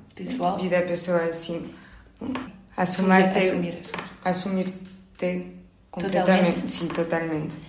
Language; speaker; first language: Portuguese; non-native, learner; Spanish